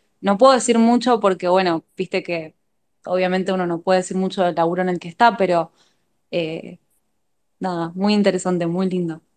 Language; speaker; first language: Spanish; native; Spanish